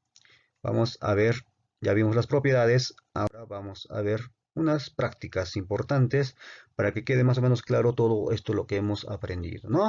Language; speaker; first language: Spanish; native; Spanish